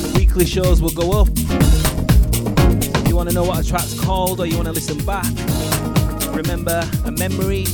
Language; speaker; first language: English; native; English